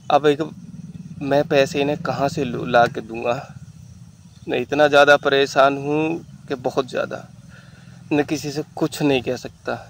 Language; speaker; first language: Hindi; native; Hindi